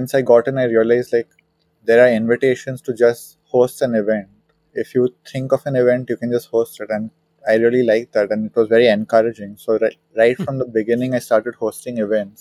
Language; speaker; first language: English; non-native, local second language; Hindi